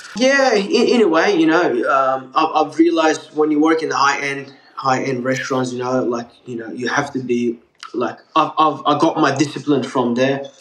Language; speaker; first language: English; non-native, fluent; Turkish